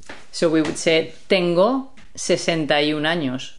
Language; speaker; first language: Spanish; native; Spanish